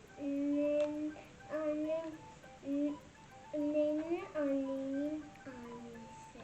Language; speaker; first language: Turkish; early bilingual, heritage; Turkish